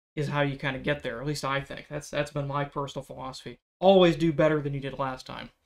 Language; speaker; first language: English; native; English